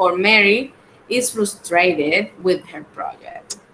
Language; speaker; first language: English; non-native, fluent; Spanish